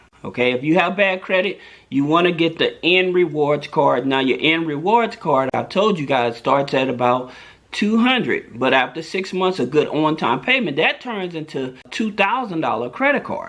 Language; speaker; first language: English; native; English